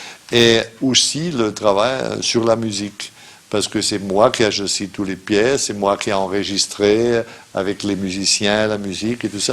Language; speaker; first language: French; non-native, fluent; German